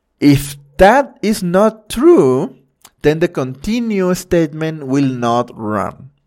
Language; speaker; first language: English; non-native, fluent; Spanish